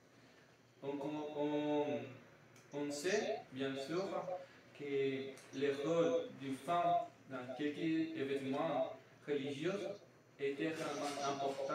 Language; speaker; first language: French; non-native, learner; Spanish